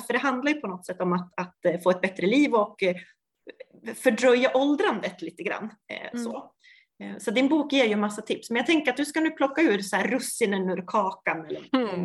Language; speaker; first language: Swedish; native; Swedish